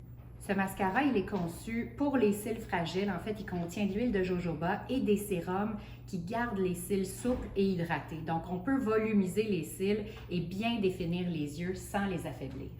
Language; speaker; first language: French; native; French